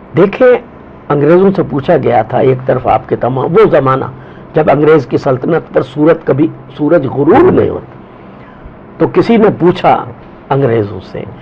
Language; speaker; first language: Urdu; non-native, local second language; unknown